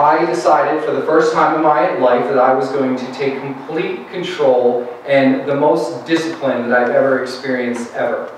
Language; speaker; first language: English; native; English